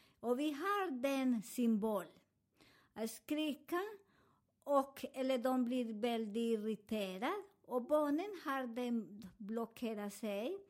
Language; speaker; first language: Swedish; non-native, fluent; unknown